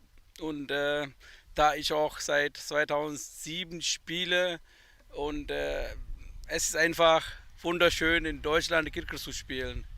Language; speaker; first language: German; non-native, fluent; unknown